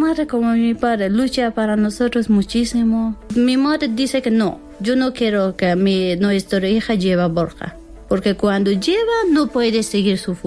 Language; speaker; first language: Spanish; non-native, learner; Persian